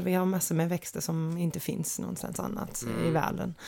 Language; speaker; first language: Swedish; non-native, fluent; English